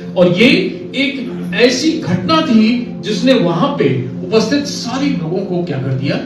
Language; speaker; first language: Hindi; native; Hindi